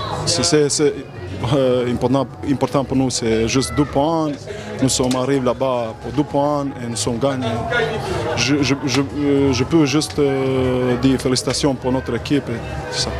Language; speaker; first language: French; non-native, learner; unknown